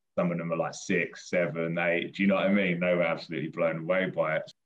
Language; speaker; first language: English; native; English